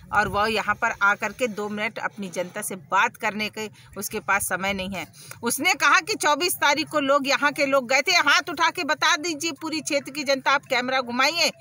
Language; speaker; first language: Hindi; native; Hindi